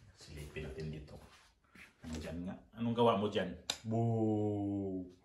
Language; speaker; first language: Filipino; non-native, local second language; Cebuano